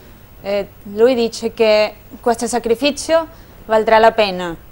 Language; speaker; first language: Italian; non-native, fluent; Spanish